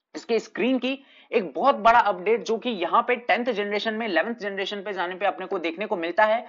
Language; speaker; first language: Hindi; native; Hindi